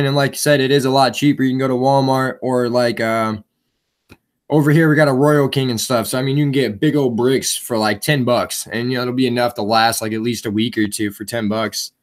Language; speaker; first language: English; native; English